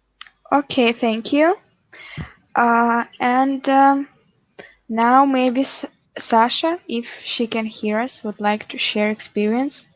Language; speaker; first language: English; non-native, fluent; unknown